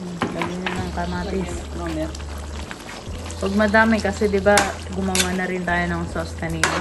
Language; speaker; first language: Filipino; early bilingual, other home language; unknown